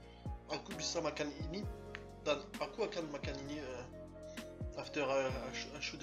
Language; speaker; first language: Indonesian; non-native, learner; French